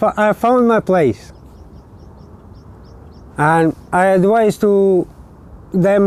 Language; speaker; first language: English; non-native, learner; Latvian